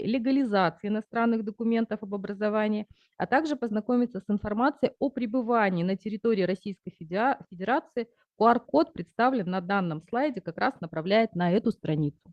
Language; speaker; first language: Russian; native; Russian